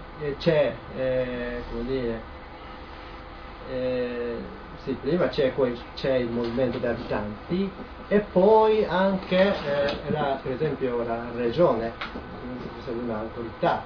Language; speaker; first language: Italian; non-native, learner; Japanese